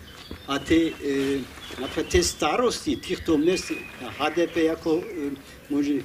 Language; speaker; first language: Czech; non-native, fluent; Kurdish